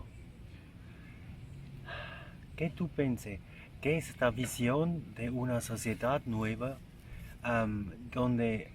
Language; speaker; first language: Spanish; non-native, learner; German